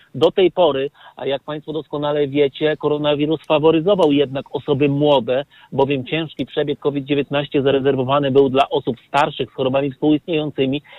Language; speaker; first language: Polish; native; Polish